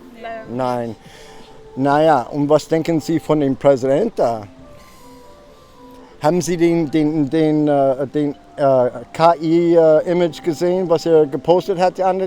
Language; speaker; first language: German; non-native, learner; English